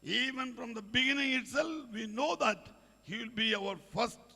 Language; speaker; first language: English; non-native, local second language; Malayalam